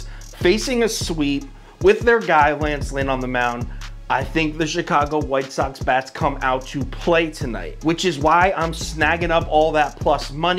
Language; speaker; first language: English; native; English